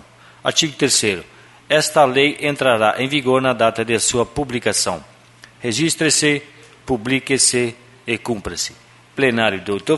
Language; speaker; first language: Portuguese; native; Portuguese